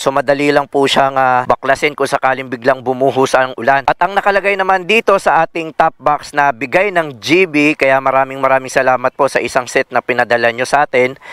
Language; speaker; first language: Filipino; native; Filipino